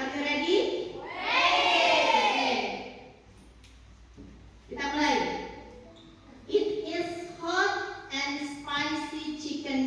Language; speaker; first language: English; non-native, learner; Indonesian